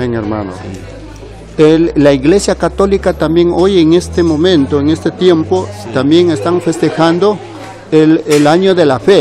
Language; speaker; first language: Spanish; native; Spanish